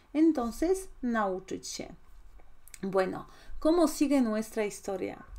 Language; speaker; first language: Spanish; non-native, fluent; Polish